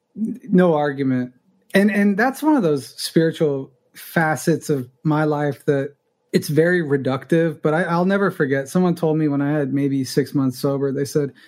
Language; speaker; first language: English; early bilingual, other home language; Spanish